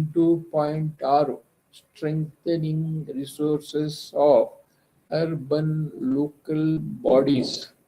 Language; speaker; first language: English; non-native, local second language; Kannada